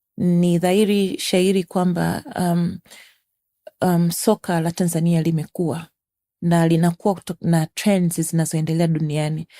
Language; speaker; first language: Swahili; native; Swahili